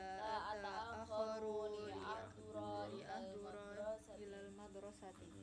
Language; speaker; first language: Arabic; non-native, learner; Indonesian